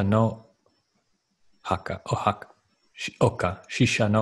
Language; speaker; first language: Japanese; non-native, learner; English